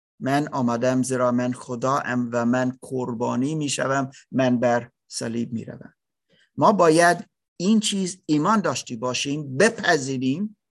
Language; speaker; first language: Persian; non-native, learner; German